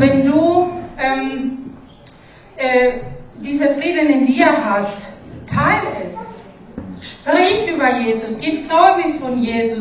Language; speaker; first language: German; non-native, fluent; Spanish